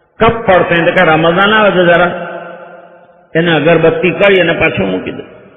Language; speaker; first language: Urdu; non-native, local second language; Gujarati